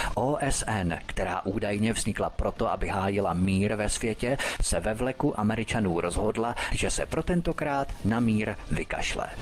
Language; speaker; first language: Czech; native; Czech